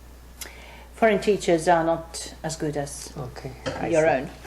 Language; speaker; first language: English; non-native, fluent; Finnish